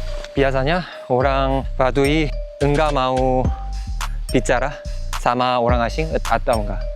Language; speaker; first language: Indonesian; non-native, fluent; Korean